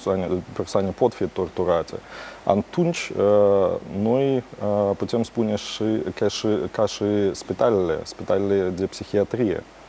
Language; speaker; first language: Romanian; non-native, local second language; Russian